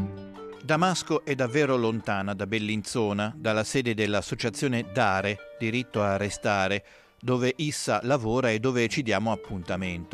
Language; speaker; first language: Italian; native; Italian